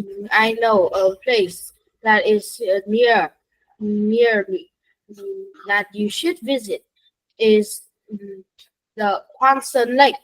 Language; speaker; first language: English; non-native, learner; Vietnamese